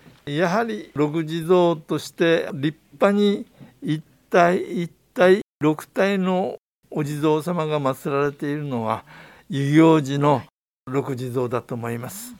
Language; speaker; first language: Japanese; native; Japanese